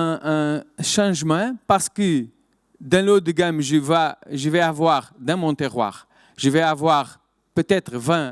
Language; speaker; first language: French; non-native, fluent; Portuguese